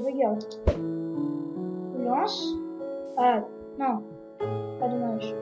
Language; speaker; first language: French; non-native, learner; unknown